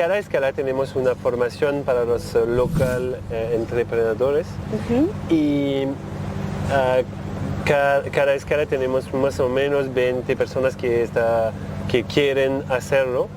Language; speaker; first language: Spanish; non-native, learner; French